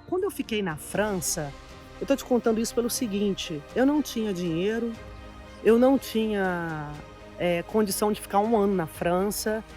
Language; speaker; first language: Portuguese; native; Portuguese